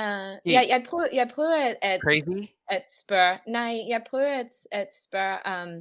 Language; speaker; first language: Danish; non-native, learner; English